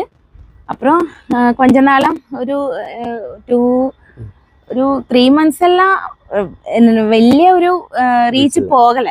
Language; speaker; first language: Tamil; non-native, learner; Malayalam